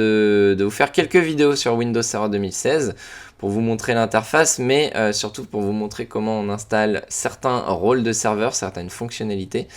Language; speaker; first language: French; native; French